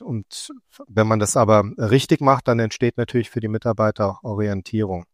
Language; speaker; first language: German; native; German